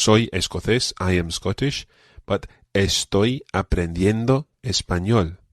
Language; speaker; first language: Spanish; non-native, fluent; English